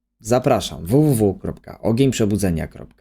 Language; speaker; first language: Polish; native; Polish